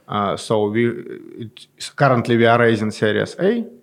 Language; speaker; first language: English; non-native, fluent; Russian